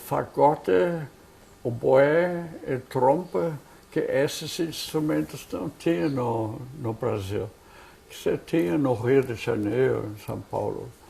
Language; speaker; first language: Portuguese; non-native, fluent; German